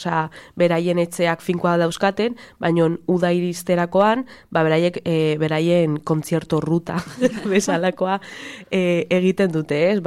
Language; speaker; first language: Basque; non-native, local second language; Spanish